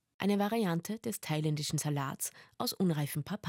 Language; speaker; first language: German; native; German